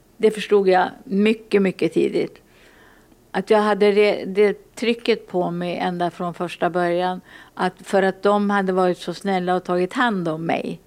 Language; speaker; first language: Swedish; early bilingual, other home language; Finnish